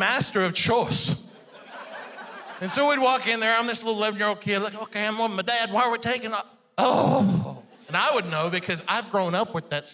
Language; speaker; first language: English; non-native, fluent; Persian